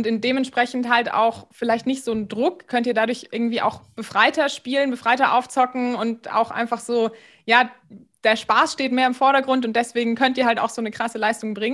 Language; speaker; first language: German; native; German